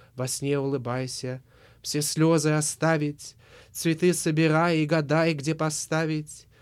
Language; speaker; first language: Russian; early bilingual, heritage; Russian